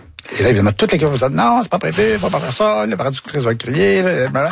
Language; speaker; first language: French; native; French